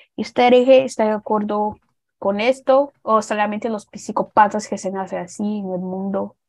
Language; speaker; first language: Spanish; non-native, learner; Portuguese